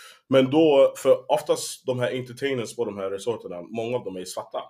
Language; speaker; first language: Swedish; early bilingual, heritage; Swedish